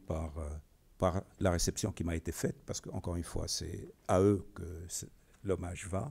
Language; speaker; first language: French; non-native, local second language; Arabic